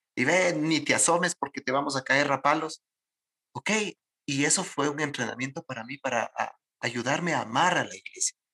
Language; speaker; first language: Spanish; native; Spanish